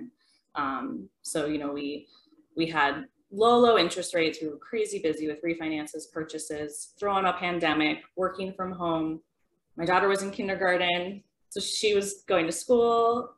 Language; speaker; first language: English; native; English